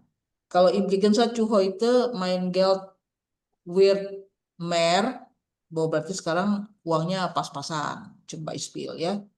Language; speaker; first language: German; non-native, fluent; Indonesian